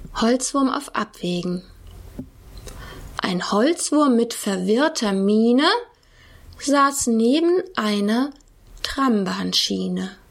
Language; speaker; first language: German; native; German